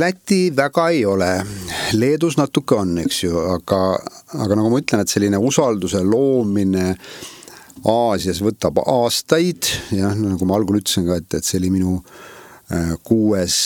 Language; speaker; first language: Estonian; native; Estonian